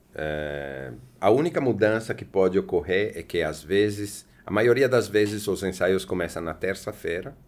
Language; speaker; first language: Portuguese; non-native, fluent; Italian